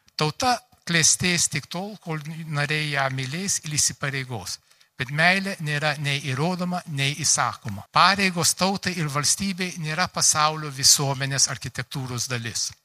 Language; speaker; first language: Lithuanian; early bilingual, heritage; Lithuanian